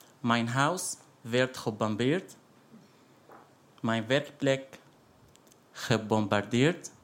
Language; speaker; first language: Dutch; non-native, fluent; Arabic